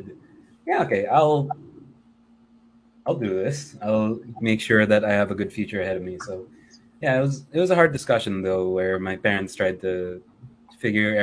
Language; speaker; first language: English; non-native, local second language; Filipino